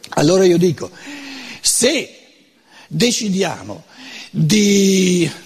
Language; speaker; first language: Italian; non-native, local second language; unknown